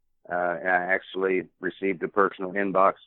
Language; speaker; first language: English; native; English